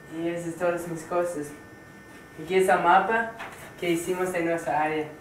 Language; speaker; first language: Spanish; non-native, fluent; English